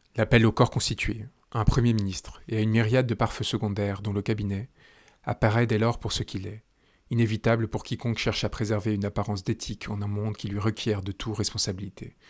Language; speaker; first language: French; native; French